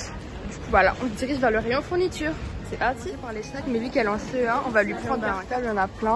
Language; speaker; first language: French; native; French